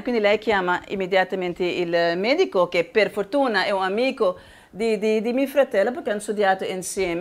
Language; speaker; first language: Italian; non-native, learner; Spanish